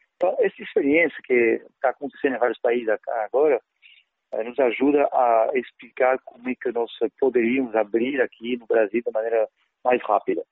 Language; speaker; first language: Portuguese; non-native, fluent; French